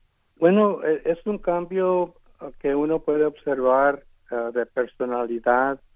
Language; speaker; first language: Spanish; early bilingual, heritage; Spanish